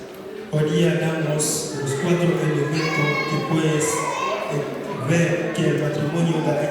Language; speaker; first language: Spanish; non-native, fluent; Haitian Creole